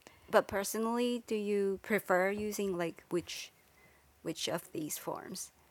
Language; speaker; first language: English; non-native, fluent; Chinese